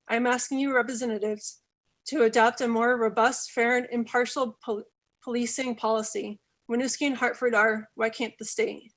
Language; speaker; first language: English; native; English